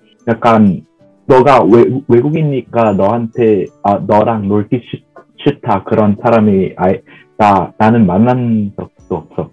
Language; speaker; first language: Korean; non-native, fluent; Vietnamese